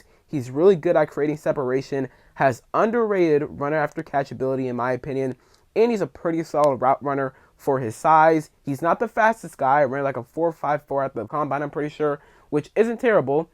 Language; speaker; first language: English; native; English